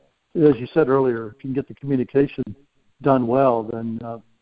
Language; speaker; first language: English; native; English